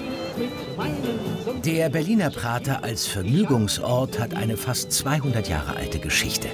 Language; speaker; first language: German; native; German